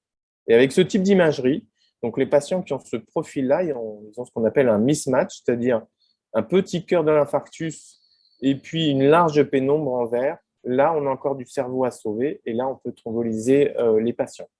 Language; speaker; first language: French; native; French